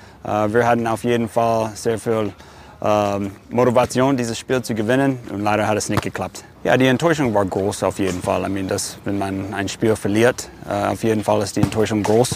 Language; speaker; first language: German; non-native, fluent; English